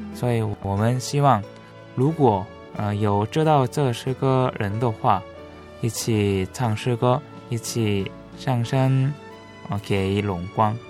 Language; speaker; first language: Chinese; non-native, learner; Korean